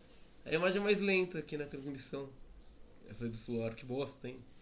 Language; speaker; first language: Portuguese; native; Portuguese